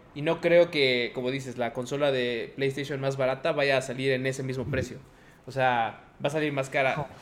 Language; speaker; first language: Spanish; native; Spanish